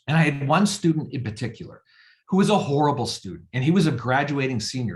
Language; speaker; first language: English; native; English